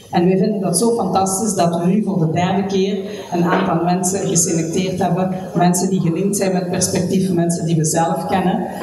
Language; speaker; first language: Dutch; native; Dutch